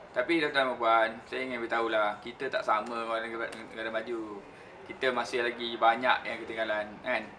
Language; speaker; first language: Malay; native; Malay